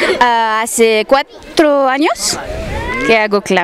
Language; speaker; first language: Spanish; non-native, learner; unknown